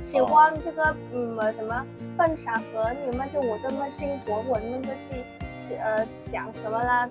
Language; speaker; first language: Chinese; non-native, learner; Vietnamese